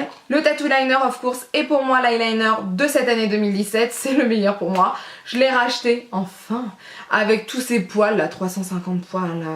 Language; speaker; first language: French; native; French